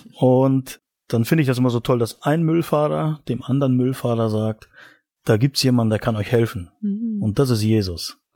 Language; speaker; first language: German; native; German